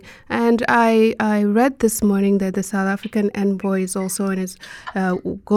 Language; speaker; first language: English; non-native, local second language; Hausa